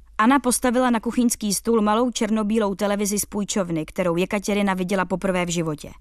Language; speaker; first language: Czech; native; Czech